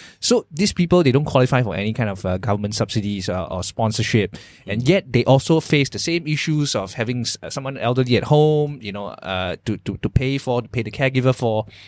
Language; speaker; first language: English; non-native, local second language; Chinese